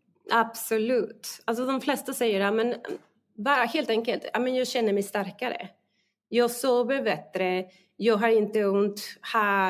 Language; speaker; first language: Swedish; non-native, fluent; Spanish